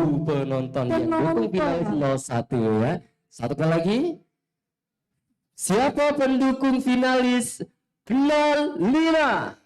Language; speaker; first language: Indonesian; native; Indonesian